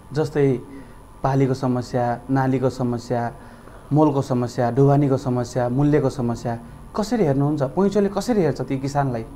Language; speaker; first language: Nepali; native; Nepali